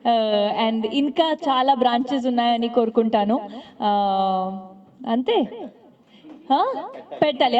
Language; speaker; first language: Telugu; non-native, fluent; Hindi